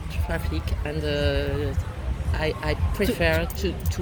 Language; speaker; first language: English; non-native, learner; French